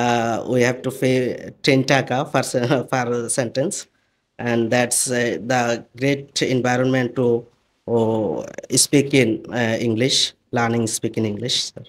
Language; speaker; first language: English; non-native, learner; Bangla